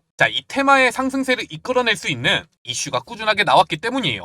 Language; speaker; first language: Korean; native; Korean